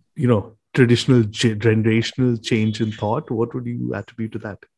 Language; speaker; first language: English; non-native, local second language; Hindi